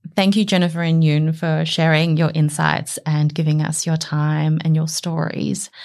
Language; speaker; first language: English; native; English